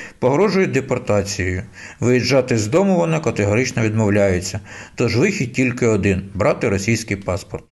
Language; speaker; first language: Ukrainian; native; Ukrainian